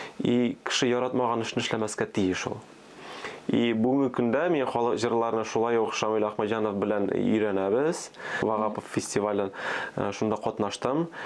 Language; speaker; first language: Tatar; early bilingual, other home language; Armenian